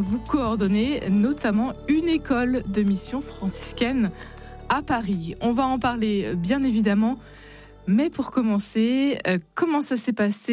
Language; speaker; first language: French; native; French